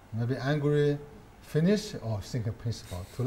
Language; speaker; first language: English; non-native, learner; Chinese